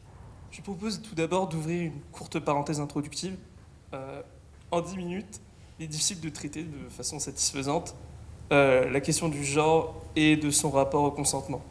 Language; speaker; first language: French; native; French